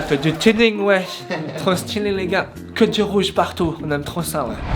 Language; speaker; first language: French; native; French